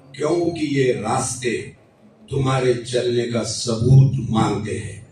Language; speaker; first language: Hindi; non-native, local second language; Marathi